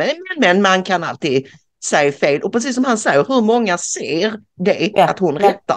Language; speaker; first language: Swedish; native; Swedish